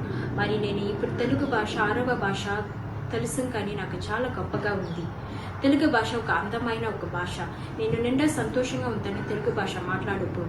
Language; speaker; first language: Telugu; early bilingual, heritage; Telugu